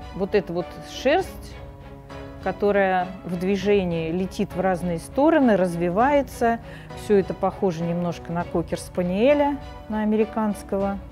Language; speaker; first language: Russian; native; Russian